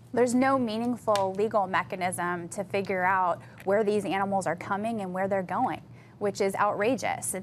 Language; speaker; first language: English; native; English